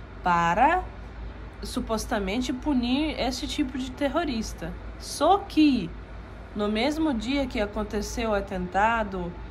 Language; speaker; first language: Portuguese; non-native, fluent; Russian